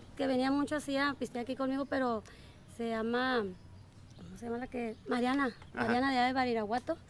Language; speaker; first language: Spanish; native; Spanish